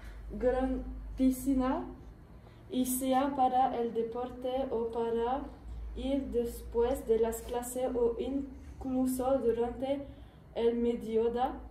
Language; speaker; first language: Spanish; non-native, learner; French